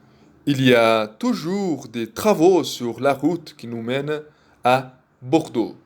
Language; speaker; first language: French; non-native, fluent; Portuguese